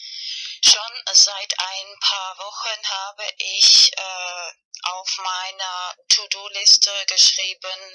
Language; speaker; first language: German; non-native, learner; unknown